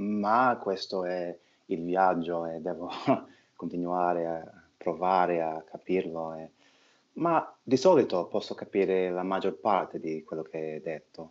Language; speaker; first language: Italian; non-native, fluent; English